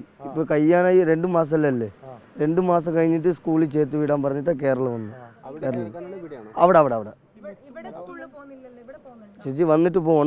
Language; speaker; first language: Malayalam; non-native, local second language; Tamil